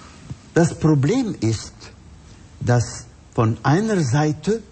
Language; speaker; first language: German; non-native, fluent; Arabic